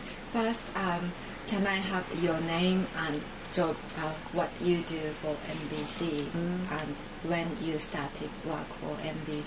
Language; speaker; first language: English; non-native, fluent; Japanese